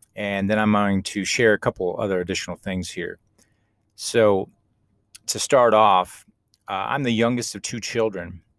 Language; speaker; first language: English; native; English